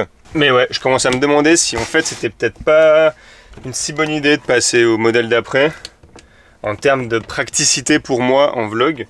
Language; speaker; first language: French; native; French